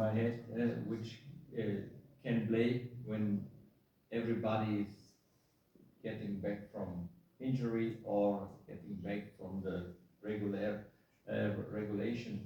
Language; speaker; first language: English; non-native, fluent; German